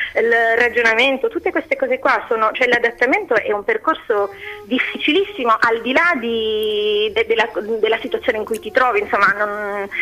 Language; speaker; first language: Italian; non-native, fluent; Albanian